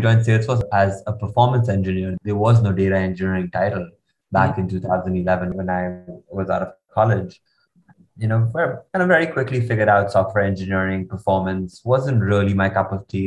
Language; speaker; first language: English; non-native, local second language; Hindi